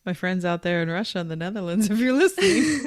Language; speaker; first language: English; native; English